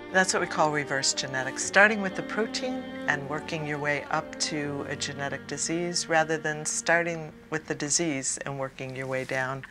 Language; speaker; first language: English; native; English